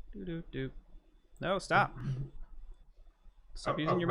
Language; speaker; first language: English; native; English